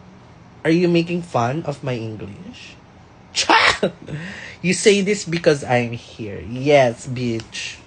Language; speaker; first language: English; non-native, local second language; Filipino